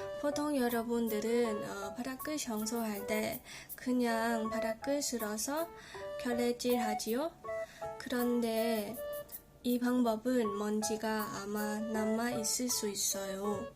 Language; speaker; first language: Korean; non-native, learner; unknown